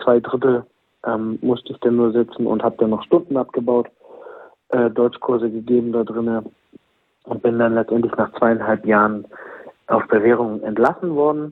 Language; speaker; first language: German; native; German